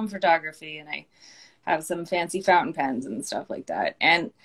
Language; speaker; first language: English; native; English